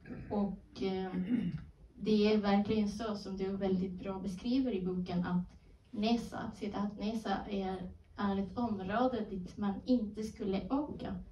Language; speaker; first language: Swedish; non-native, fluent; Spanish